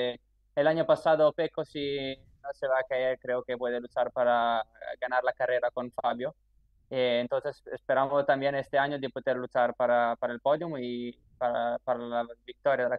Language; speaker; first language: Spanish; non-native, fluent; Italian